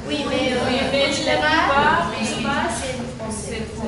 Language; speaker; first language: French; non-native, learner; Arabic